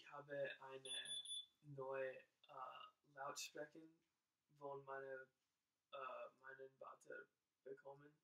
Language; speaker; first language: German; non-native, learner; English